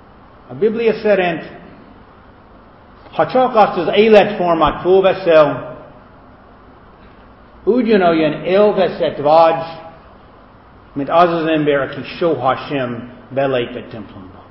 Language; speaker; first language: Hungarian; non-native, fluent; English